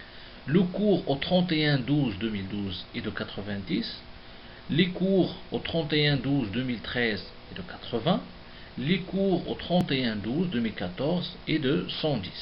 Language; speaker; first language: French; non-native, local second language; Arabic